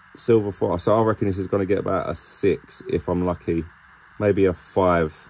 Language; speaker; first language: English; native; English